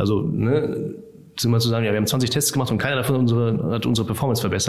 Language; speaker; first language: German; native; German